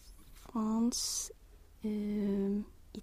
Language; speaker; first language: French; non-native, learner; Swedish